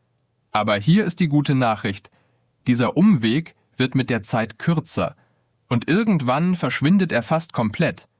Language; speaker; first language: German; non-native, fluent; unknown